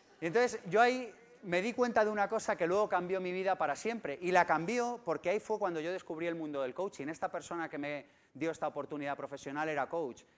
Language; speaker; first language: Spanish; native; Spanish